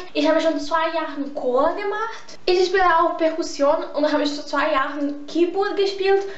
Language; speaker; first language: German; early bilingual, heritage; Portuguese